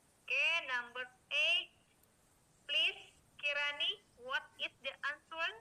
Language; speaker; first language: English; non-native, learner; Indonesian